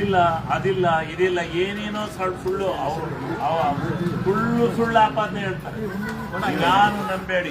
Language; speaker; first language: Kannada; native; Kannada